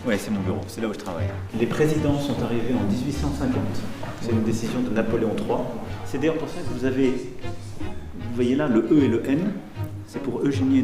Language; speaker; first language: French; native; French